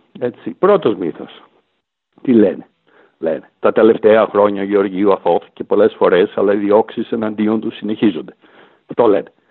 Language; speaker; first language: Greek; native; Greek